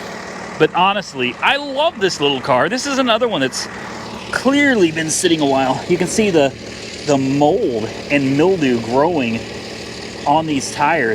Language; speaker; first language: English; native; English